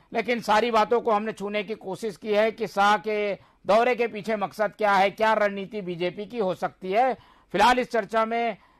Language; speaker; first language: Hindi; native; Hindi